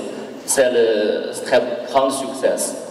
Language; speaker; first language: French; non-native, learner; Chinese